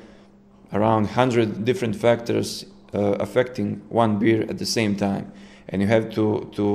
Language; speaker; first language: English; non-native, fluent; Serbian